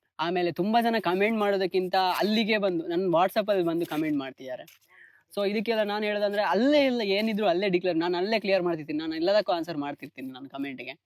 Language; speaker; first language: Kannada; native; Kannada